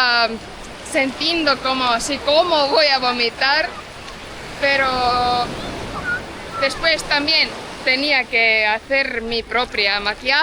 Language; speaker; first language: Spanish; non-native, fluent; Portuguese